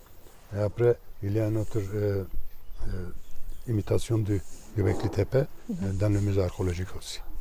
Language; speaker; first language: French; non-native, fluent; Turkish